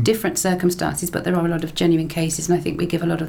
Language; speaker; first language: English; native; English